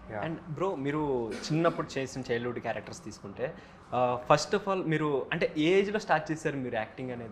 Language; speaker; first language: Telugu; native; Telugu